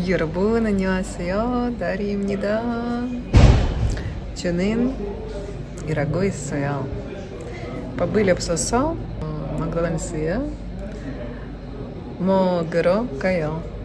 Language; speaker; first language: Korean; non-native, learner; Russian